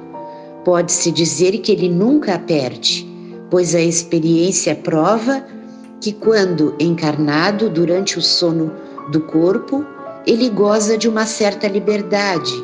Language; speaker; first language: Portuguese; native; Portuguese